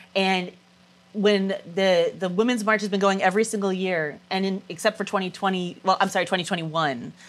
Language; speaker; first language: English; native; English